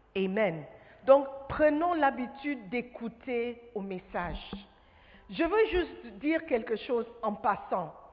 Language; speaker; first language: French; non-native, fluent; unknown